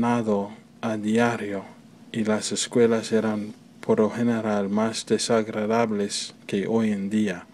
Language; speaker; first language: Spanish; non-native, learner; English